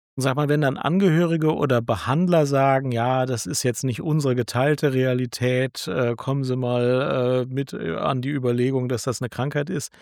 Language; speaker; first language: German; native; German